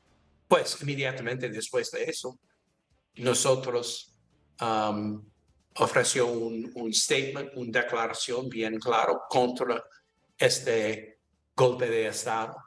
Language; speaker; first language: Spanish; non-native, learner; English